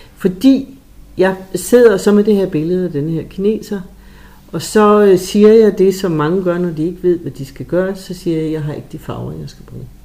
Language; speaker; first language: Danish; native; Danish